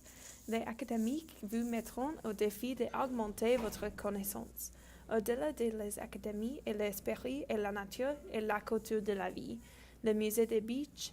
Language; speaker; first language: French; non-native, learner; English